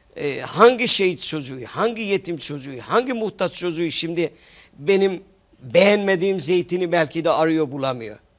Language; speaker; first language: Turkish; native; Turkish